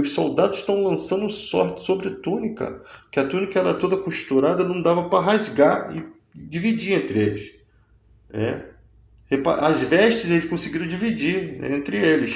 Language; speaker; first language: Portuguese; native; Portuguese